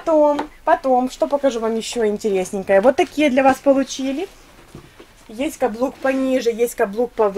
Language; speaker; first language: Russian; native; Russian